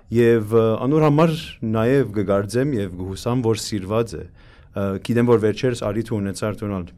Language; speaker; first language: Armenian; early bilingual, heritage; Armenian